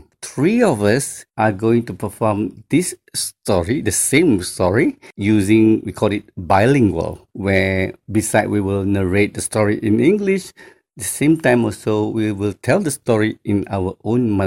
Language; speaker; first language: English; non-native, local second language; Chinese